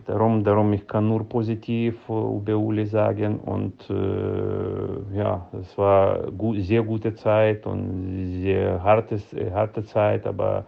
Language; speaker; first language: German; non-native, learner; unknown